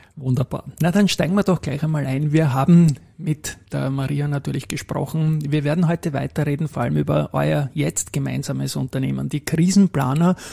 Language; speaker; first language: German; native; German